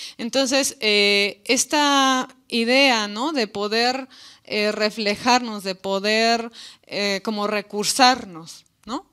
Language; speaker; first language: Spanish; native; Spanish